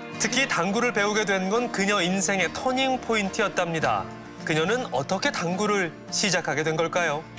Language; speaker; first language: Korean; native; Korean